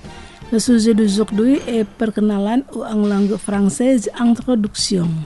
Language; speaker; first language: French; non-native, fluent; Indonesian